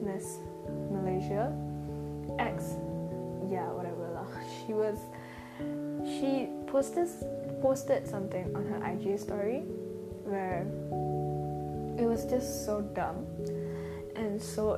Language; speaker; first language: English; non-native, local second language; Tamil